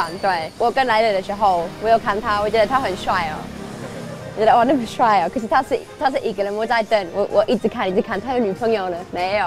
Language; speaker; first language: Chinese; non-native, learner; English